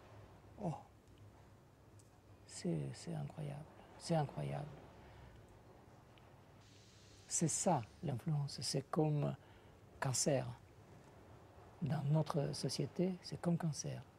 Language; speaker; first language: French; non-native, fluent; Russian